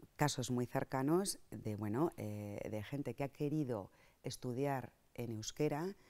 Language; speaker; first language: Spanish; native; Spanish